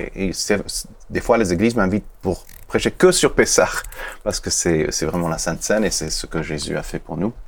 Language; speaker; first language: French; non-native, fluent; Hebrew